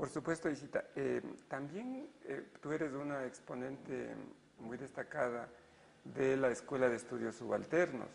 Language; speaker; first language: Spanish; native; Spanish